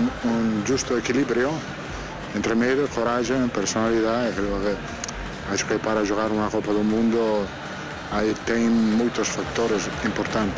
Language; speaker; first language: Portuguese; non-native, fluent; Italian